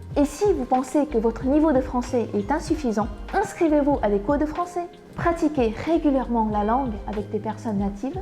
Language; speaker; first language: French; non-native, fluent; Vietnamese